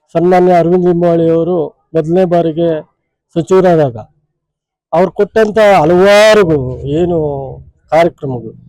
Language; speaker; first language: Kannada; native; Kannada